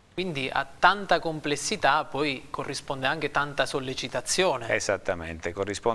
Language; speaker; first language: Italian; native; Italian